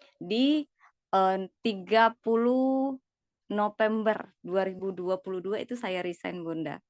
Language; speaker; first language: Indonesian; native; Indonesian